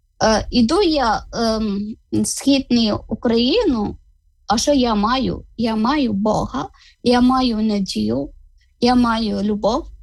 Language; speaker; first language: Ukrainian; non-native, learner; Malayalam